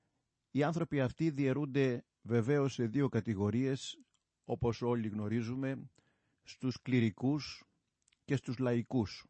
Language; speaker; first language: Greek; native; Greek